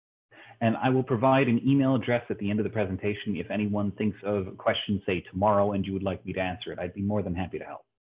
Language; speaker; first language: English; native; English